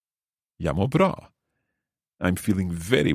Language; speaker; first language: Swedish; non-native, learner; English